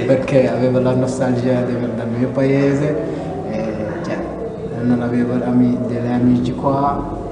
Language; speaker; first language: Italian; non-native, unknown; Wolof